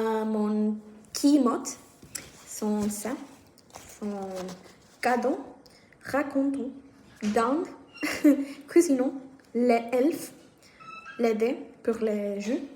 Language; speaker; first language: French; non-native, learner; Spanish